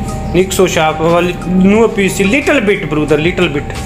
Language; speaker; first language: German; non-native, learner; Punjabi